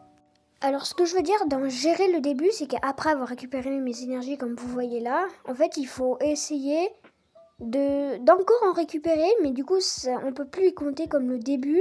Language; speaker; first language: French; native; French